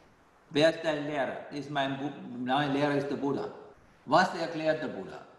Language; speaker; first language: German; non-native, fluent; Sinhala